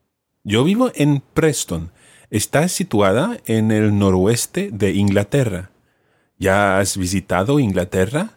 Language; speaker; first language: Spanish; non-native, fluent; English